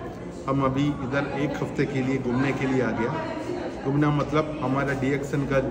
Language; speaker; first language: Hindi; non-native, fluent; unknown